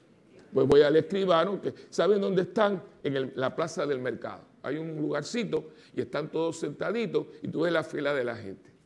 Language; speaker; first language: Spanish; native; Spanish